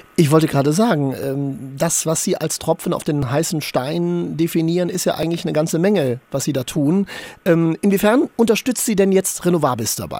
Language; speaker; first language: German; native; German